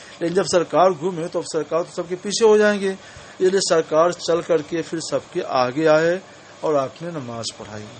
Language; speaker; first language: Urdu; native; Urdu